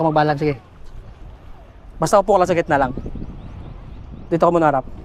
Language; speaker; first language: Filipino; non-native, local second language; Aklanon